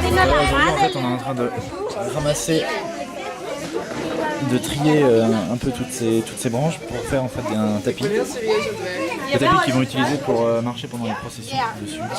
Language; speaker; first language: French; native; French